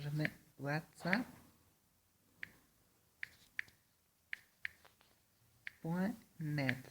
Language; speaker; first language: French; non-native, fluent; Spanish